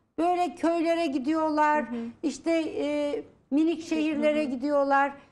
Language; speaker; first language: Turkish; native; Turkish